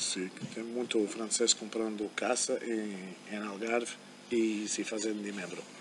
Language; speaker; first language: Portuguese; non-native, fluent; German